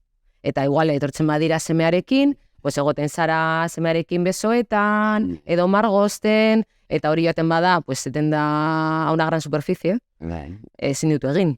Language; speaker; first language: Basque; non-native, local second language; Spanish